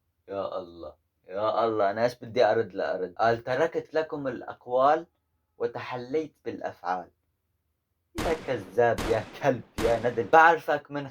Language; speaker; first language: Arabic; native; Arabic